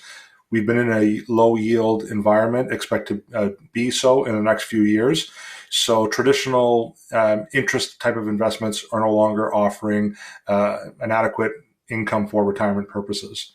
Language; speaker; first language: English; native; English